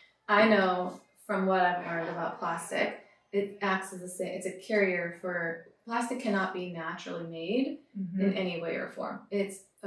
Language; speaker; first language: English; native; English